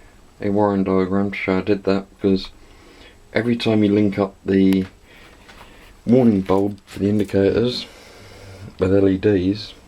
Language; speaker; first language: English; native; English